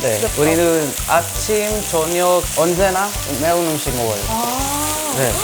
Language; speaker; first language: Korean; non-native, learner; Spanish